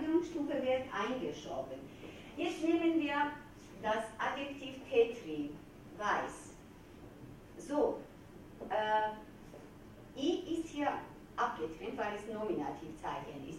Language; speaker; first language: German; non-native, fluent; Georgian